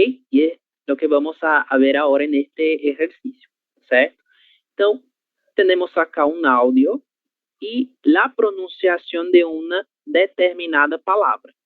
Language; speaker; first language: Spanish; non-native, learner; Portuguese